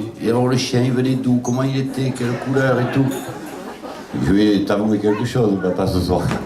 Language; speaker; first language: French; native; French